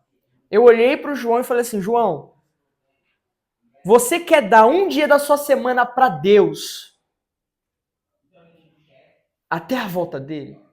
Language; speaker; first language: Portuguese; native; Portuguese